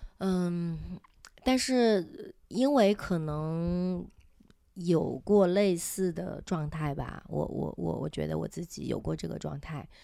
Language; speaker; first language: Chinese; non-native, local second language; Min Nan Chinese